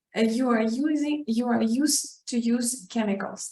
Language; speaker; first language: English; non-native, learner; Ukrainian